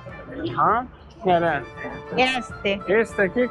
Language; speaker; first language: Spanish; non-native, learner; Portuguese